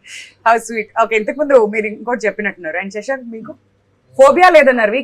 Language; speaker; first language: Telugu; native; Telugu